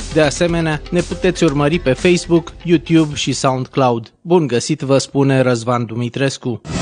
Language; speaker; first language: Romanian; native; Romanian